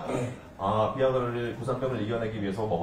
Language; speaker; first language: Korean; native; Korean